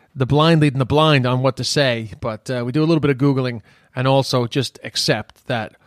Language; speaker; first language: English; native; English